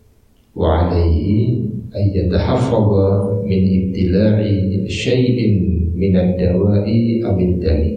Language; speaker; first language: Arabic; non-native, fluent; Indonesian